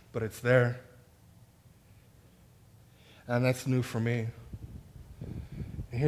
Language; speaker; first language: English; native; English